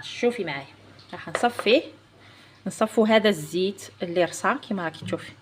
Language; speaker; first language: Arabic; native; Arabic